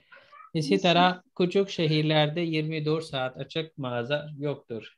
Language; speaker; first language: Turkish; non-native, fluent; Urdu